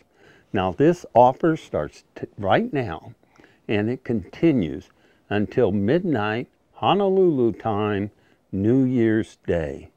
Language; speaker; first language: English; native; English